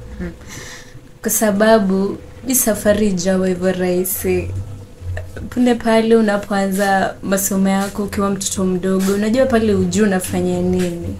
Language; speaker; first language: Swahili; non-native, local second language; Gusii